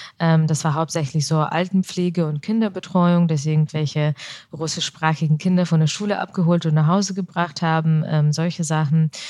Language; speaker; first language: German; early bilingual, other home language; Russian